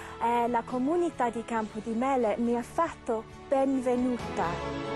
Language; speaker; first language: Italian; non-native, fluent; English